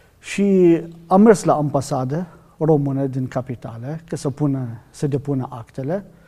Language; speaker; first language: Romanian; non-native, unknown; Arabic